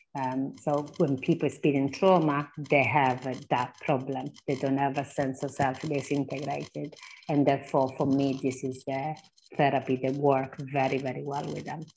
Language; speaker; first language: English; non-native, fluent; Italian